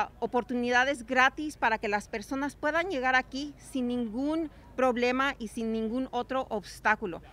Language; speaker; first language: Spanish; native; Spanish